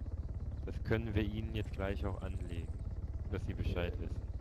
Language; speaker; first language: German; native; German